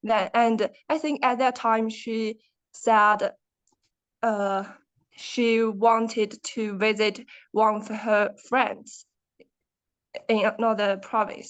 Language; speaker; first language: English; non-native, learner; Chinese